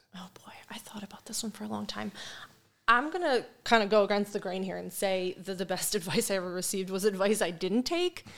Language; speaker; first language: English; native; English